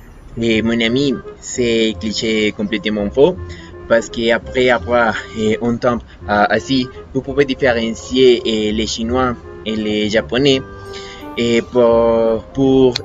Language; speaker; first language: French; non-native, learner; Spanish